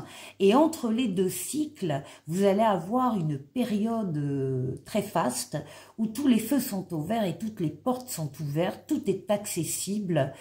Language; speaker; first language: French; native; French